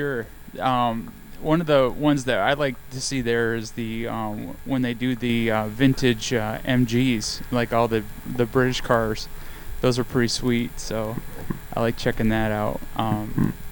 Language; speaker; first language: English; native; English